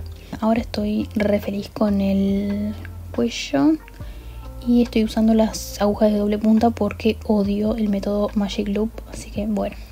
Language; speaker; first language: Spanish; native; Spanish